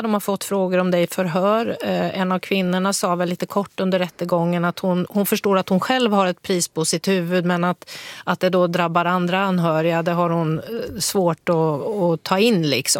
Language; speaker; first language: Swedish; native; Swedish